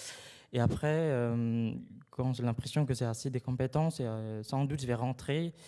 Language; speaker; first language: French; non-native, fluent; Khmer